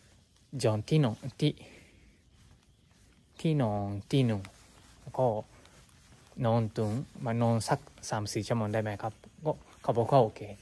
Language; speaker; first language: Thai; non-native, learner; Japanese